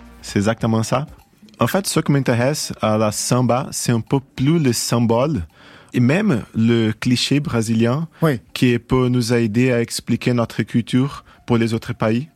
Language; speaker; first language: French; non-native, fluent; Portuguese